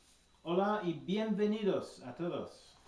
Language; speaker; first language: Spanish; non-native, learner; English